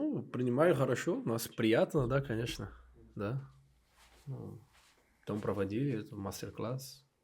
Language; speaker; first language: Russian; non-native, learner; Portuguese